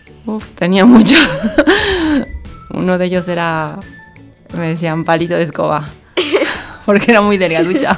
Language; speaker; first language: Spanish; native; Spanish